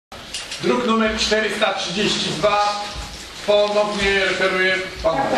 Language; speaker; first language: Polish; native; Polish